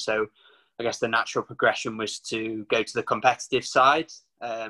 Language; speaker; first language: English; native; English